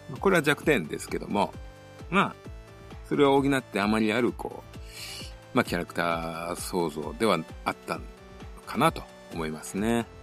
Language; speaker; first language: Japanese; native; Japanese